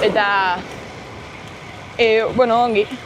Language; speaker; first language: Basque; non-native, local second language; Spanish